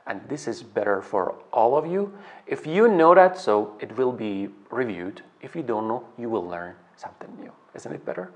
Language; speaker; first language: English; non-native, fluent; Persian